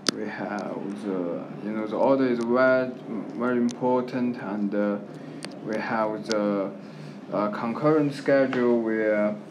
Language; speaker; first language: English; non-native, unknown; Chinese